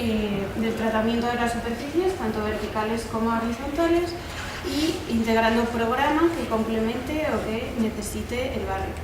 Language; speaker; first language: Spanish; native; Spanish